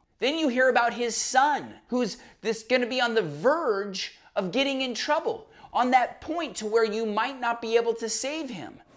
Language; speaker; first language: English; native; English